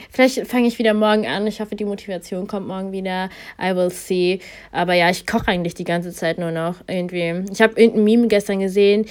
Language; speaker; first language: German; early bilingual, other home language; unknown